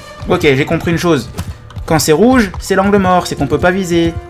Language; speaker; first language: French; native; French